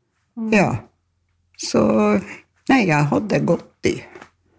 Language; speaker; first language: Norwegian; native; Norwegian